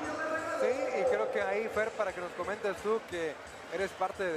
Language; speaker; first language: Spanish; native; Spanish